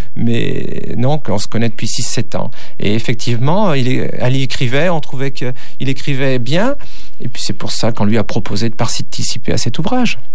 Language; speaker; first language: French; native; French